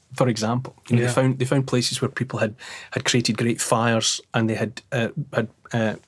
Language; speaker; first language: English; native; English